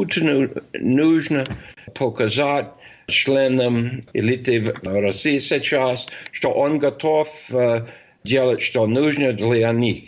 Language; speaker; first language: Russian; non-native, fluent; English